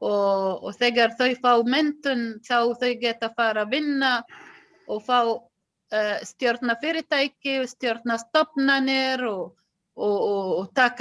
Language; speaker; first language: Icelandic; non-native, learner; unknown